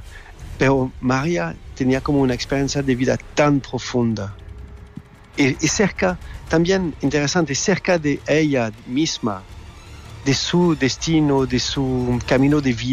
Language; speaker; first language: Spanish; non-native, learner; French